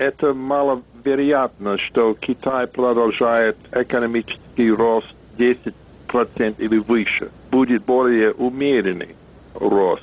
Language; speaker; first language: Russian; non-native, fluent; English